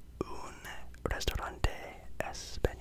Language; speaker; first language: Spanish; non-native, learner; English